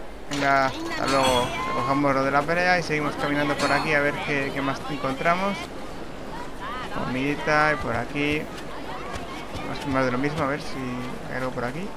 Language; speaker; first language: Spanish; native; Spanish